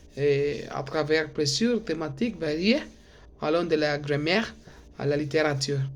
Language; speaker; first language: French; non-native, learner; Spanish